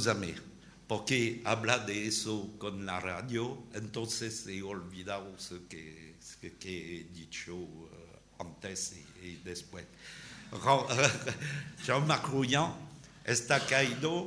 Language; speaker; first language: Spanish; non-native, learner; French